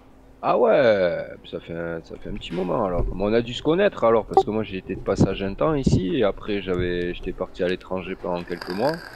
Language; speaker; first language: French; native; French